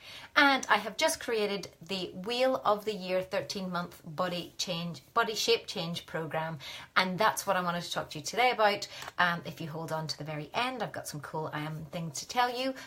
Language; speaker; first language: English; native; English